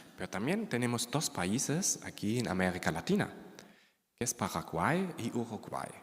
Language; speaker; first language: Spanish; non-native, fluent; German